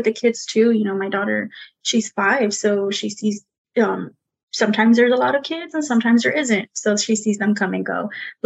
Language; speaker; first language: English; early bilingual, other home language; Spanish